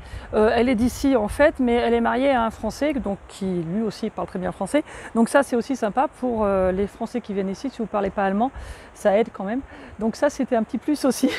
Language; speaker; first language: French; native; French